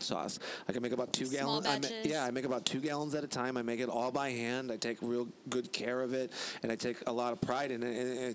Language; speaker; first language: English; native; English